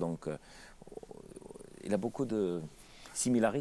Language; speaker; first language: French; non-native, fluent; Russian